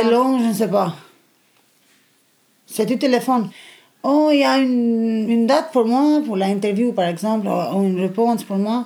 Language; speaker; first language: French; non-native, learner; Albanian